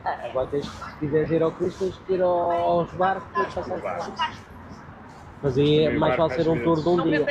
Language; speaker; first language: Portuguese; native; Portuguese